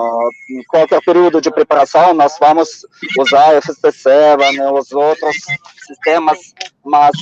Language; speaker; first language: Portuguese; non-native, fluent; Russian